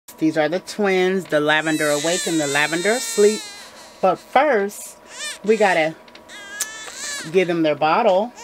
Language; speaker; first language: English; native; English